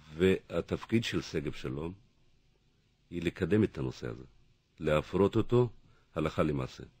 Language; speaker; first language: Hebrew; non-native, local second language; Arabic